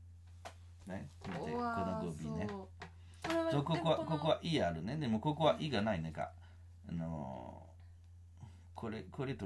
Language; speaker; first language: Japanese; non-native, learner; French